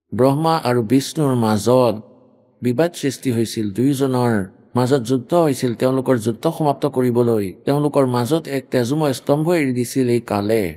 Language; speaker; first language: Assamese; native; Assamese